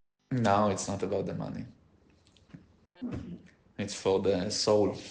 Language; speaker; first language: English; non-native, learner; Hebrew